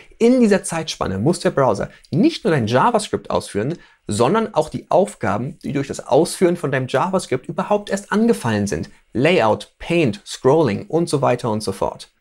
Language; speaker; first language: German; native; German